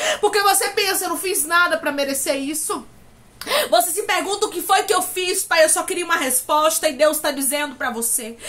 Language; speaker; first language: Portuguese; native; Portuguese